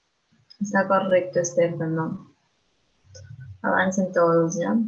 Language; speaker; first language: Spanish; native; Spanish